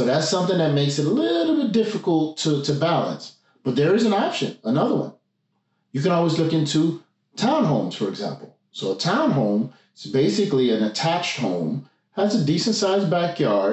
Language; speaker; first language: English; native; English